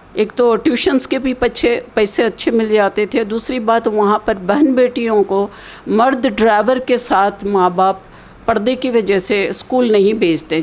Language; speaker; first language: Hindi; native; Hindi